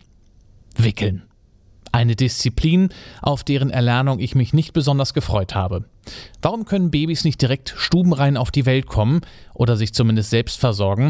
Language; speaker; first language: German; native; German